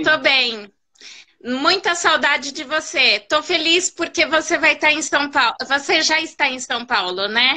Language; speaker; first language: Portuguese; native; Portuguese